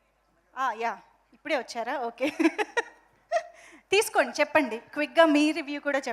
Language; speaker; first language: Telugu; native; Telugu